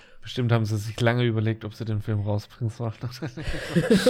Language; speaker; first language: German; native; German